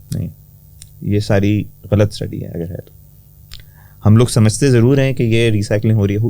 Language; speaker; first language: Urdu; native; Urdu